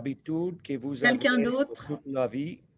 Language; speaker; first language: French; non-native, learner; English